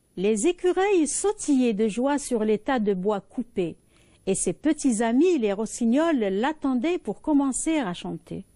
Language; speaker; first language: French; non-native, local second language; Arabic